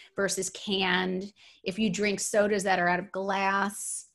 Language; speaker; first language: English; native; English